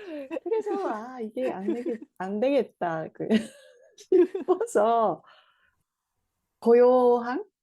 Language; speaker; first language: Korean; non-native, fluent; Japanese